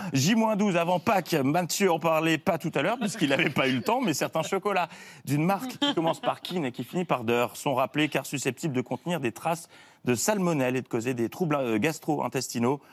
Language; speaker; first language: French; native; French